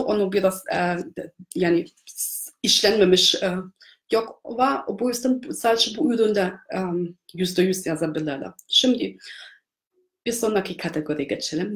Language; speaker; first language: Turkish; non-native, fluent; German